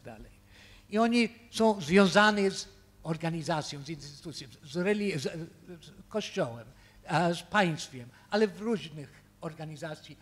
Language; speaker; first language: Polish; early bilingual, heritage; Polish